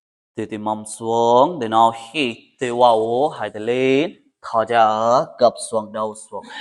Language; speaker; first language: Vietnamese; non-native, learner; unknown